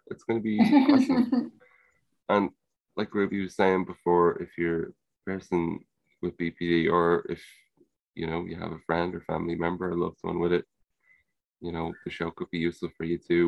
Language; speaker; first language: English; native; English